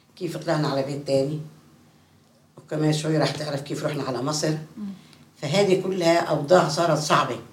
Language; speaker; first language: Arabic; native; Arabic